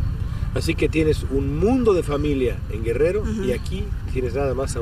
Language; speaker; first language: Spanish; native; Spanish